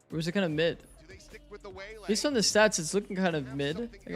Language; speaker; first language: English; native; English